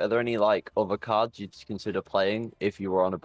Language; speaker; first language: English; native; English